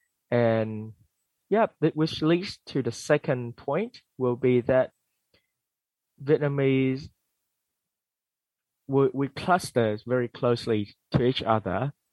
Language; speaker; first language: English; non-native, fluent; Vietnamese